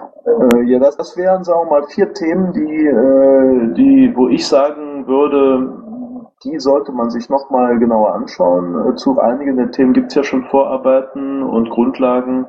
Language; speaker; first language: German; native; German